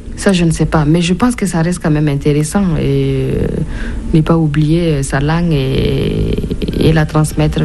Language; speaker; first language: French; non-native, local second language; Mossi